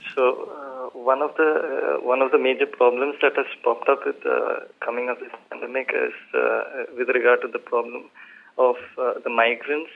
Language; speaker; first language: English; non-native, local second language; Malayalam